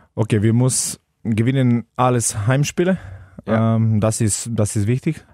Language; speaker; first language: German; non-native, learner; Slovenian